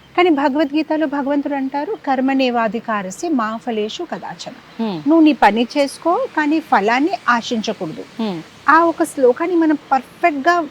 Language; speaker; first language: Telugu; non-native, fluent; Gujarati